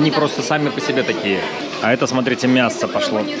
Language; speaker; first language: Russian; native; Russian